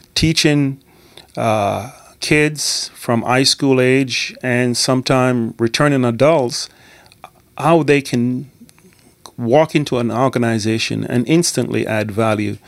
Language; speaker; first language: English; native; English